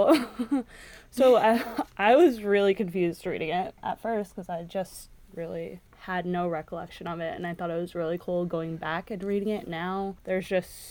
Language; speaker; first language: English; native; English